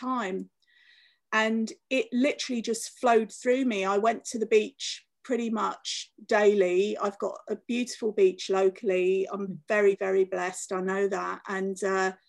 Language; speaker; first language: English; native; English